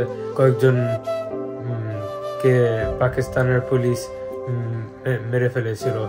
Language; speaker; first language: Bangla; early bilingual, heritage; Bangla